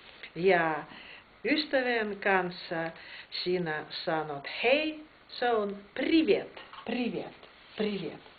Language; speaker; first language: Finnish; non-native, fluent; Russian